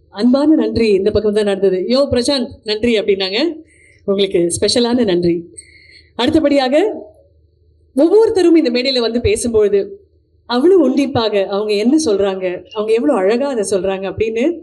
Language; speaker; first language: Tamil; native; Tamil